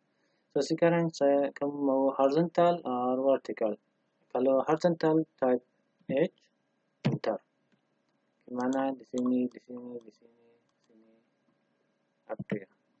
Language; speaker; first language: Indonesian; non-native, learner; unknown